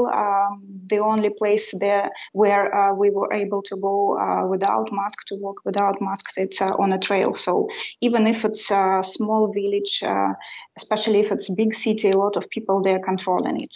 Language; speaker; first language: English; non-native, fluent; Russian